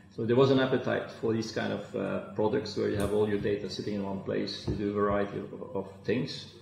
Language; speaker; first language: English; non-native, fluent; Dutch